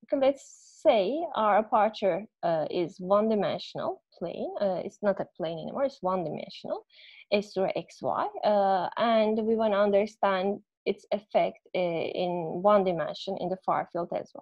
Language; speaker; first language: English; non-native, fluent; Turkish